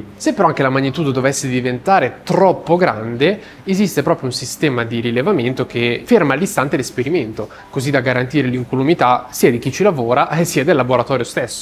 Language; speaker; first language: Italian; native; Italian